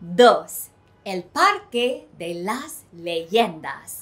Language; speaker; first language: Spanish; non-native, fluent; English